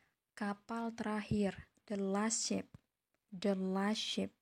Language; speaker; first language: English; non-native, fluent; Indonesian